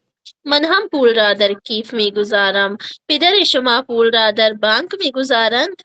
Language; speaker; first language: Persian; non-native, learner; Urdu